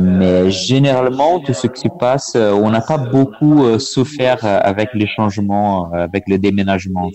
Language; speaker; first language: French; non-native, fluent; Portuguese